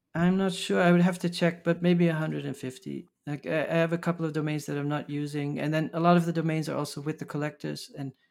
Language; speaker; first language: English; early bilingual, other home language; Dutch